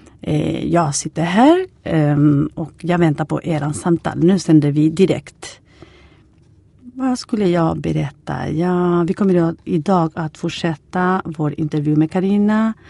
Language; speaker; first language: Swedish; non-native, fluent; Spanish